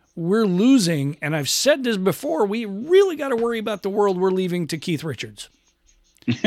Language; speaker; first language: English; native; English